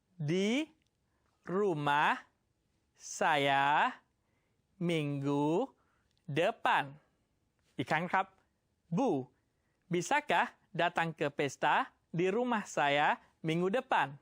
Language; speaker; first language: Indonesian; non-native, fluent; Thai